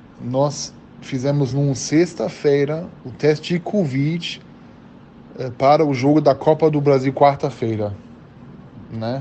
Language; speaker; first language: Portuguese; early bilingual, heritage; German